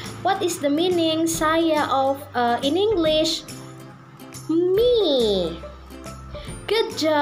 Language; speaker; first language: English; non-native, learner; Indonesian